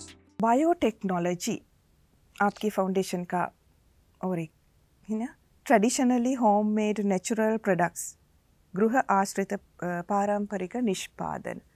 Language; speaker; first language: Hindi; non-native, learner; Sinhala